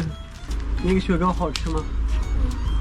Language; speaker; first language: Chinese; non-native, local second language; Uyghur